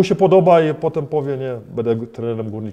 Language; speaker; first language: Polish; early bilingual, heritage; Polish